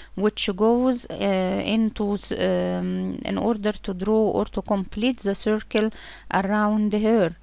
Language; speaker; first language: English; non-native, fluent; Arabic